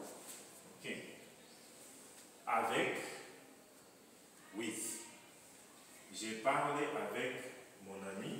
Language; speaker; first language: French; non-native, fluent; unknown